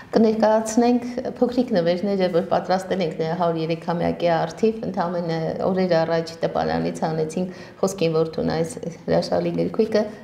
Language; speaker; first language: Armenian; native; Armenian